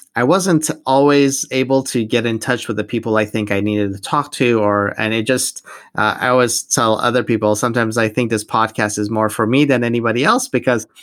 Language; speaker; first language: English; non-native, fluent; Persian